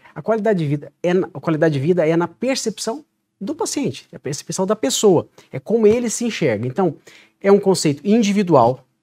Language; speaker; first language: Portuguese; native; Portuguese